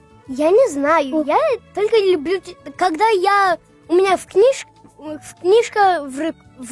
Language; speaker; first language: Russian; early bilingual, heritage; English